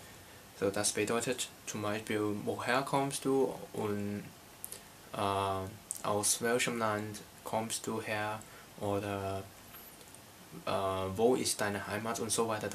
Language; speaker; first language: German; non-native, learner; Cantonese